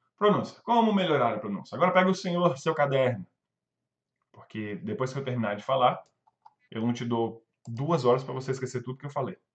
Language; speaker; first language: Portuguese; native; Portuguese